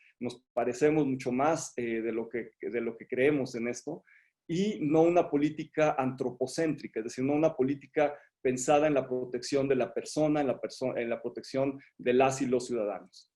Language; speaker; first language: Spanish; native; Spanish